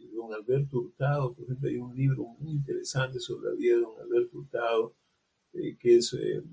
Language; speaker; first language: Spanish; native; Spanish